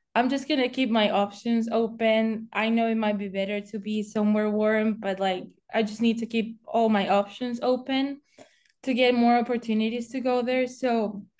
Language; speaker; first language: English; non-native, fluent; Spanish